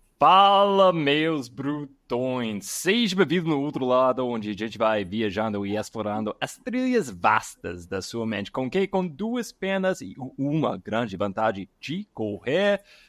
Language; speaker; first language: Portuguese; non-native, fluent; English